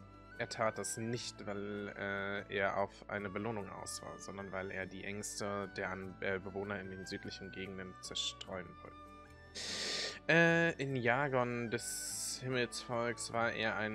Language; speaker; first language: German; native; German